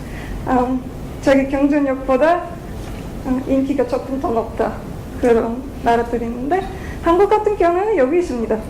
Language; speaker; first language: Korean; non-native, fluent; Bulgarian